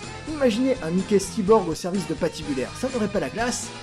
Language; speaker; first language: French; native; French